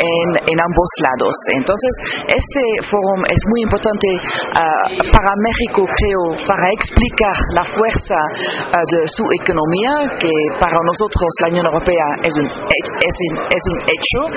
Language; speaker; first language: Spanish; non-native, fluent; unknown